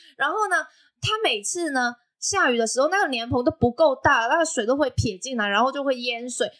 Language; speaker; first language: Chinese; non-native, local second language; Cantonese